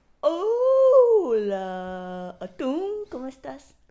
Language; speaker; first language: Spanish; non-native, fluent; Japanese